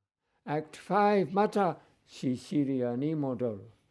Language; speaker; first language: Japanese; non-native, fluent; English